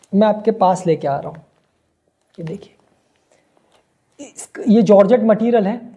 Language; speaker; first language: Hindi; non-native, local second language; Gujarati